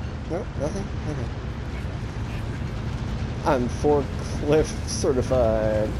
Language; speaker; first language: English; native; English